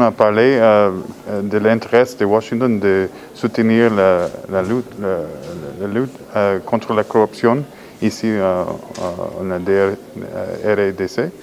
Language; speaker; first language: French; non-native, fluent; English